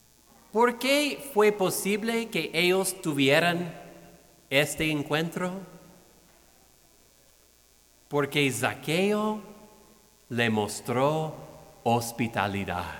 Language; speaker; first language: Spanish; non-native, fluent; English